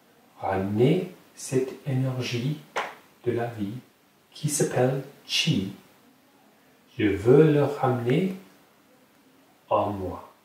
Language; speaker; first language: French; non-native, local second language; English